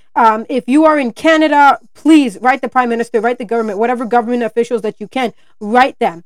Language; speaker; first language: English; native; English